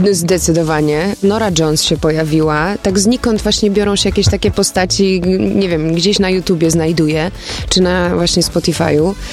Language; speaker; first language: Polish; early bilingual, other home language; German